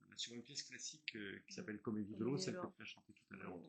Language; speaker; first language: French; native; French